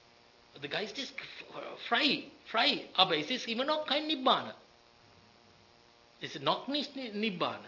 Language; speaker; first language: German; non-native, learner; Sinhala